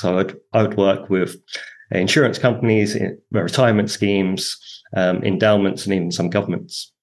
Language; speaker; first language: English; native; English